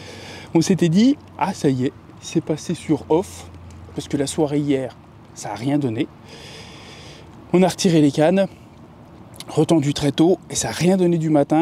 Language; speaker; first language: French; native; French